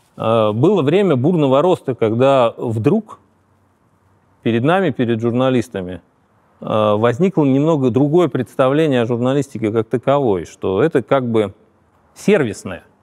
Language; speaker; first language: Russian; native; Russian